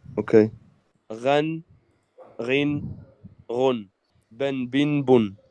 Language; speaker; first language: Arabic; non-native, learner; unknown